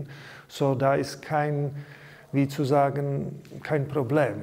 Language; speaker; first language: German; non-native, learner; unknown